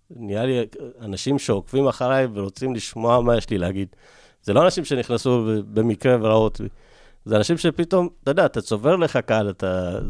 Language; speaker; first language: Hebrew; early bilingual, other home language; Amharic